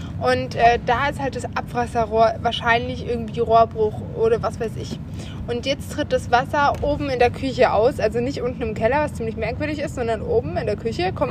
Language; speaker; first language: German; native; German